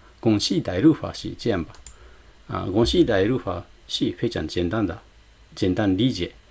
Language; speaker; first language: Chinese; non-native, learner; Japanese